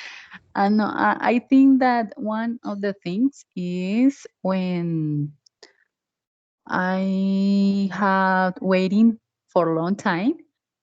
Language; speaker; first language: English; non-native, learner; Spanish